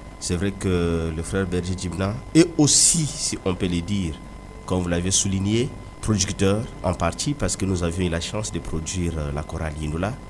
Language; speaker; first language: French; non-native, local second language; Kongo